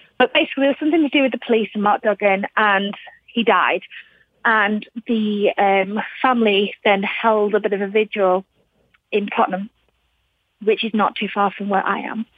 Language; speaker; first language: English; native; English